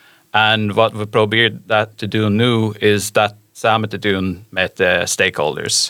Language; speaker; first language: Dutch; non-native, fluent; English